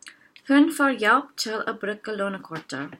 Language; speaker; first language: Norwegian; non-native, learner; English